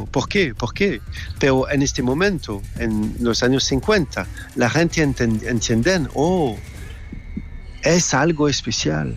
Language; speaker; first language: Spanish; non-native, learner; French